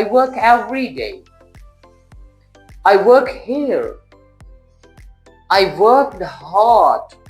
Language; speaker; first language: English; non-native, local second language; Urdu